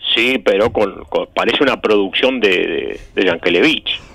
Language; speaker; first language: Spanish; native; Spanish